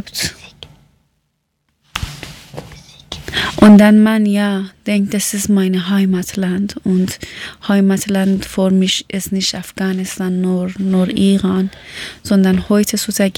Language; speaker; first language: German; non-native, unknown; Persian